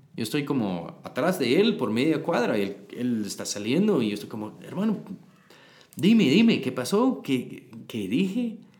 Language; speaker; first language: Spanish; non-native, learner; English